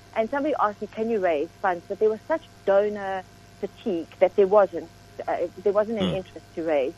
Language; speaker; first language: English; native; English